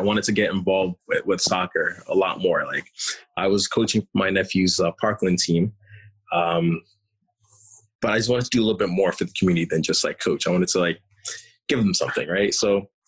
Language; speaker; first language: English; early bilingual, other home language; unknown